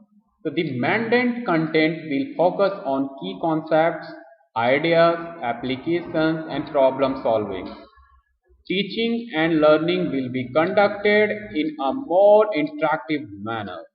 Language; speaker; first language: English; non-native, local second language; Hindi